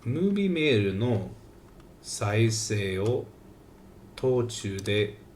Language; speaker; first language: Japanese; non-native, learner; English